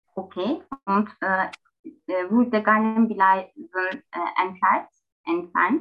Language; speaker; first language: German; non-native, learner; Turkish